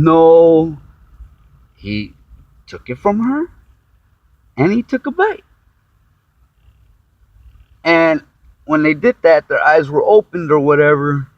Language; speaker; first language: English; native; English